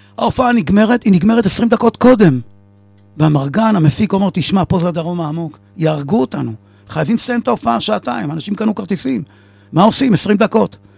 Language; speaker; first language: Hebrew; native; Hebrew